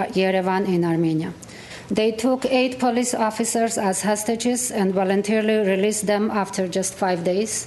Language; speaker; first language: English; non-native, fluent; Armenian